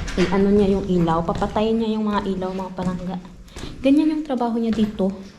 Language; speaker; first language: Filipino; non-native, local second language; Hiligaynon